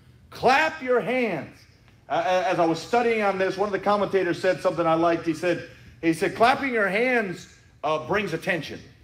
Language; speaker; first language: English; native; English